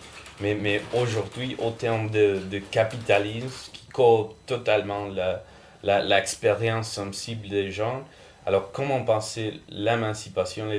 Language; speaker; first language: French; non-native, fluent; Spanish